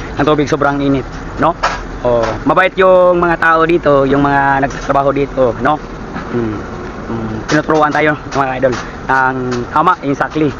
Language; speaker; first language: Filipino; non-native, local second language; Cebuano